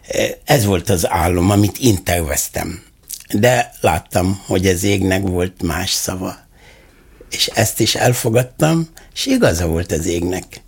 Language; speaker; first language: Hungarian; non-native, fluent; Arabic